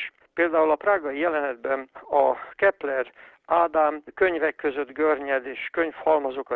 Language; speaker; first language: Hungarian; native; Hungarian